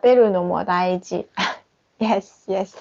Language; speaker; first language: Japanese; non-native, fluent; Chinese